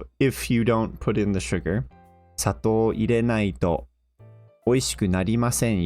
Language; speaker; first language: Japanese; non-native, fluent; English